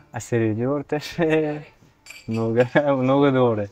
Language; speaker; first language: Bulgarian; non-native, learner; Uzbek